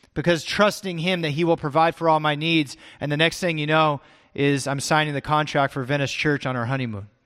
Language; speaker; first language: English; native; English